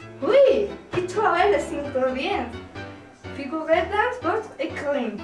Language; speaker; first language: French; non-native, learner; Spanish